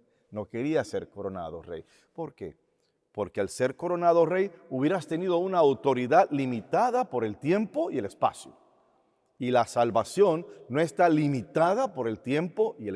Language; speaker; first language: Spanish; native; Spanish